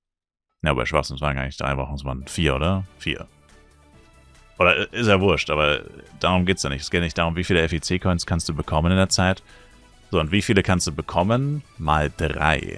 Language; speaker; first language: German; native; German